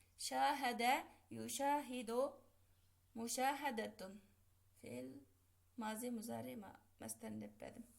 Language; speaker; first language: Arabic; non-native, fluent; Uyghur